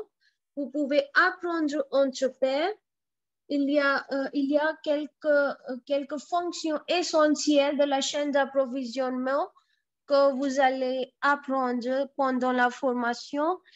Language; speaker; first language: French; non-native, fluent; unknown